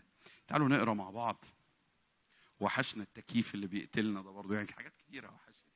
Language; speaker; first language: Arabic; native; Arabic